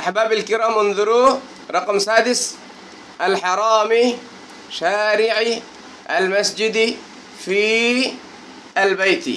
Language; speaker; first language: Arabic; non-native, fluent; Bangla